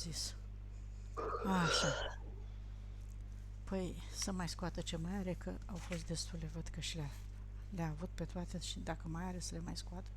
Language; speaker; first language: Romanian; native; Romanian